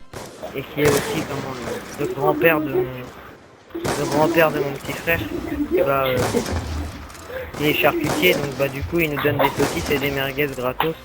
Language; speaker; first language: French; native; French